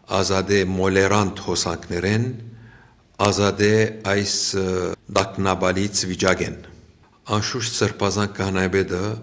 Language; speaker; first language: Armenian; early bilingual, heritage; Armenian